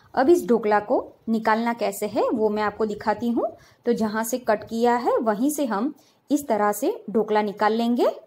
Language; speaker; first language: Hindi; non-native, local second language; Gujarati